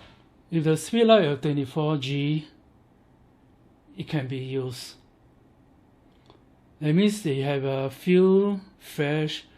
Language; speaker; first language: English; non-native, learner; Chinese